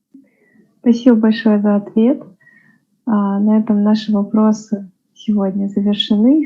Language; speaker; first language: Russian; native; Russian